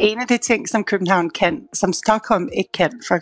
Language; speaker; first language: Danish; non-native, fluent; English